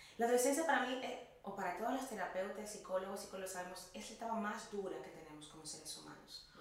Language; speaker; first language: Spanish; native; Spanish